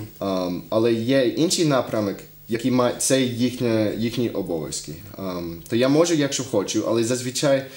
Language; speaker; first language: Ukrainian; non-native, fluent; English